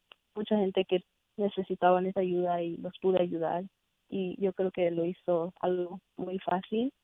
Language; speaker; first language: Spanish; early bilingual, heritage; Spanish